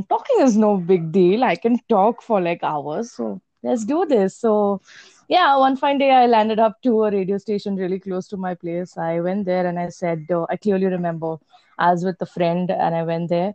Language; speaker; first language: English; non-native, local second language; Hindi